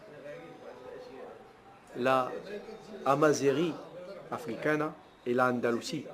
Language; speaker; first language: Spanish; non-native, fluent; Arabic